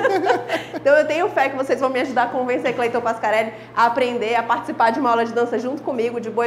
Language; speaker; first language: Portuguese; native; Portuguese